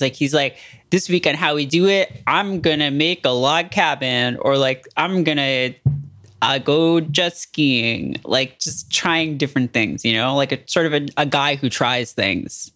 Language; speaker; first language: English; native; English